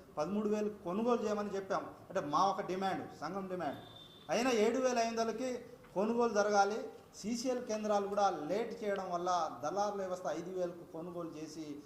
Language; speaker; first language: Telugu; non-native, local second language; Lambadi